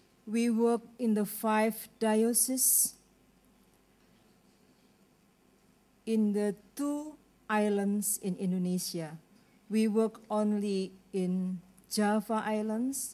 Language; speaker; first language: English; non-native, learner; Indonesian